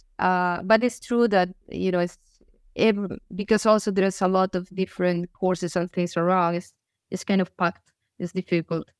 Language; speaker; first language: English; non-native, fluent; Galician